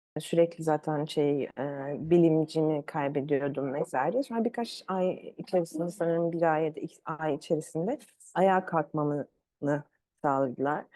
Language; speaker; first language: Turkish; early bilingual, other home language; Arabic